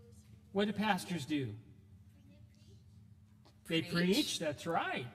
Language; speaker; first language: English; native; English